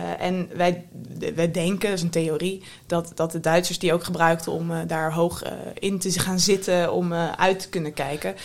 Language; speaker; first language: Dutch; native; Dutch